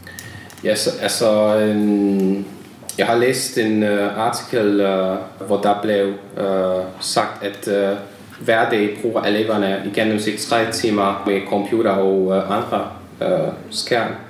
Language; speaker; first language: Swedish; non-native, learner; Hungarian